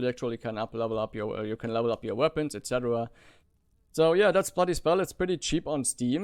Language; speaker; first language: English; non-native, fluent; German